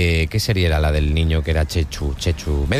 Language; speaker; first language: Spanish; native; Spanish